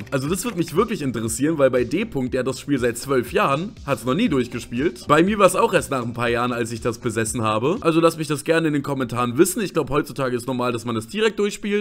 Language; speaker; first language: German; native; German